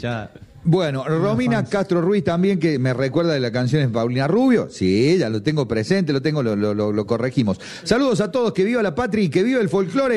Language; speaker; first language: Spanish; native; Spanish